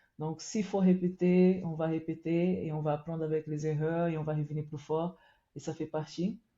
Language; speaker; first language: French; non-native, fluent; Portuguese